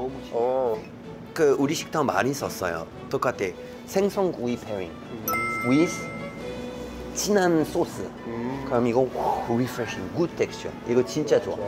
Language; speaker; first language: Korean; non-native, learner; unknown